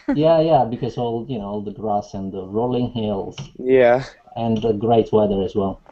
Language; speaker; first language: English; non-native, fluent; Italian